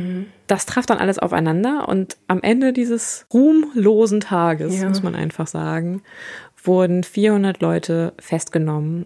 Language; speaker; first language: German; native; German